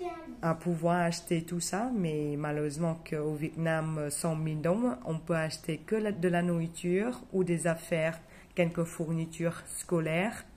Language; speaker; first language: French; non-native, fluent; Vietnamese